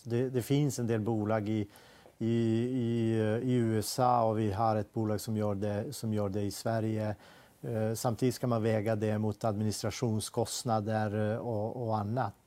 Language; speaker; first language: Swedish; non-native, fluent; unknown